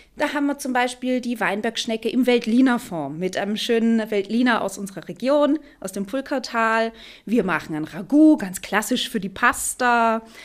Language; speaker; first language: German; native; German